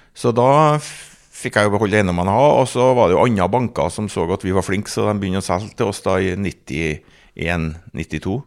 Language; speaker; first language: Norwegian; native; Norwegian